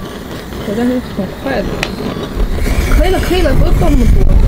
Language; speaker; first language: Chinese; native; Chinese